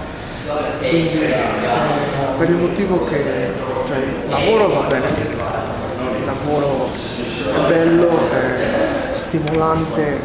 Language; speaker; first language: Italian; non-native, fluent; Bangla